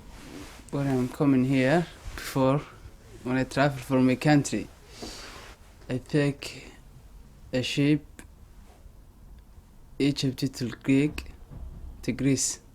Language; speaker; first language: English; non-native, learner; Somali